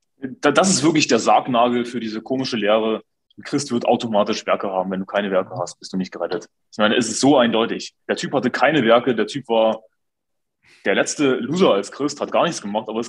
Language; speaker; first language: German; native; German